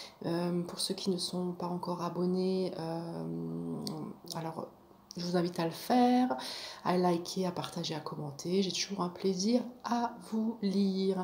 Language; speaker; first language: French; native; French